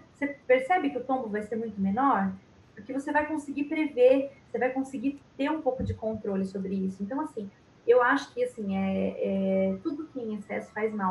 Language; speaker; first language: Portuguese; native; Portuguese